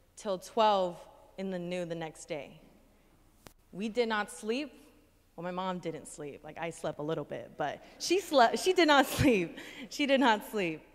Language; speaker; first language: English; native; English